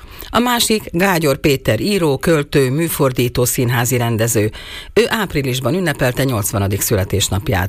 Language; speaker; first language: Hungarian; native; Hungarian